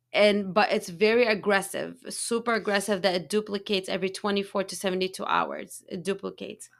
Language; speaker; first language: English; early bilingual, other home language; Arabic